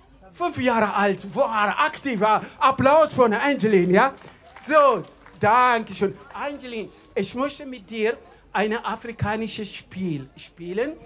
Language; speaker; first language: German; non-native, fluent; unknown